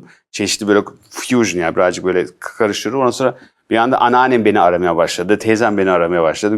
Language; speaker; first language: Turkish; early bilingual, heritage; Turkish